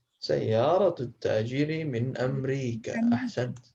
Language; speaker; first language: Arabic; non-native, fluent; Indonesian